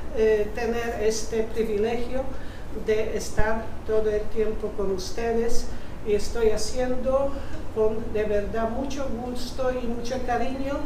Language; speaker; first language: Spanish; non-native, fluent; Polish